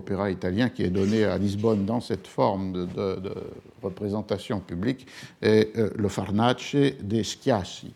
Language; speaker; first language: French; native; French